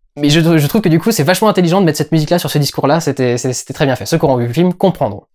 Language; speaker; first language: French; native; French